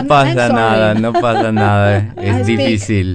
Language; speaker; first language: Spanish; non-native, learner; English